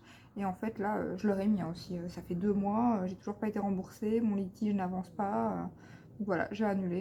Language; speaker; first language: French; native; French